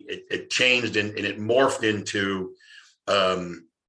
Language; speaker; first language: English; native; English